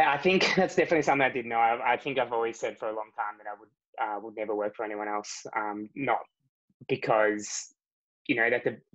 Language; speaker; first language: English; native; English